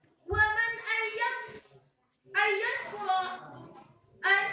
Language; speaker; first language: Arabic; non-native, learner; Indonesian